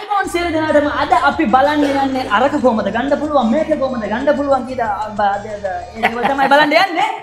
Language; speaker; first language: Sinhala; non-native, local second language; Tamil